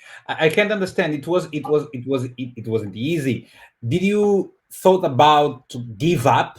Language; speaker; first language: English; non-native, fluent; Portuguese